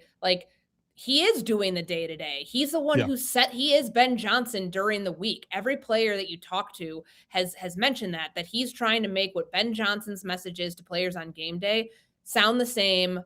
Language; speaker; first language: English; native; English